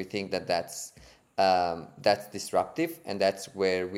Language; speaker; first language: English; non-native, fluent; Italian